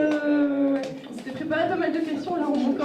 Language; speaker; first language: French; native; French